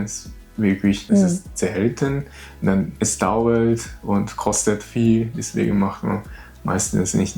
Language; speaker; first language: German; non-native, learner; Japanese